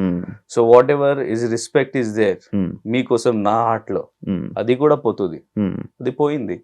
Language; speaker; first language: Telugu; non-native, local second language; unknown